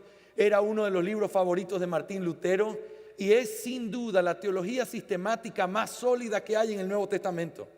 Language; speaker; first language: Spanish; native; Spanish